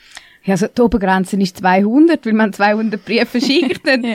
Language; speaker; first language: German; native; German